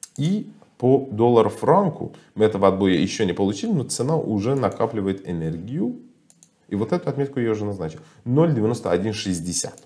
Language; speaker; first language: Russian; non-native, fluent; Persian